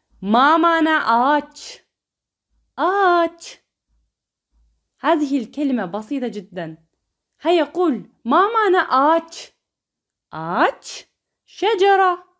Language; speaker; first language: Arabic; non-native, fluent; Turkish